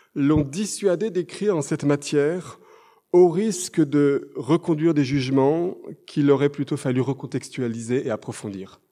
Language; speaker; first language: French; native; French